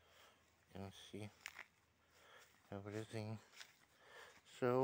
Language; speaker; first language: English; non-native, learner; Russian